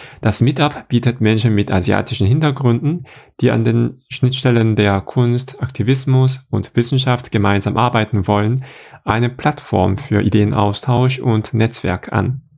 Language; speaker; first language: German; non-native, fluent; Korean